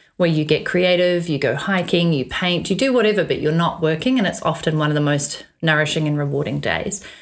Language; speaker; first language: English; native; English